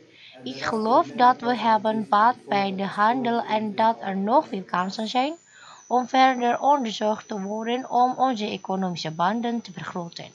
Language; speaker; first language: Dutch; non-native, fluent; Indonesian